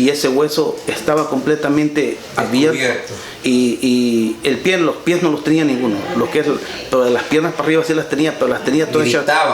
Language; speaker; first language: Spanish; native; Spanish